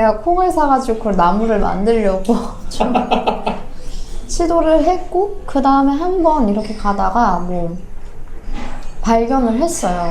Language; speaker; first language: Korean; non-native, fluent; Persian